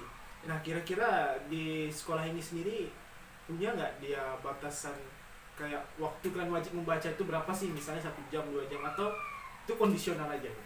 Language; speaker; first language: Indonesian; native; Indonesian